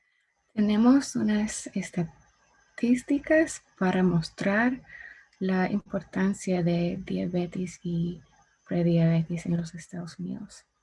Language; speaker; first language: Spanish; non-native, learner; English